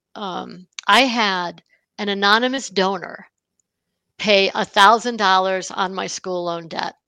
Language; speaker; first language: English; native; English